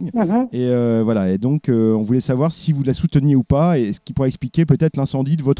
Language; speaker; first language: French; native; French